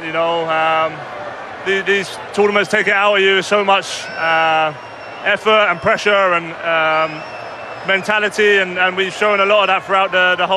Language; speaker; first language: English; native; English